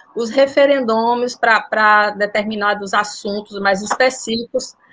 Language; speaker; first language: Portuguese; non-native, fluent; French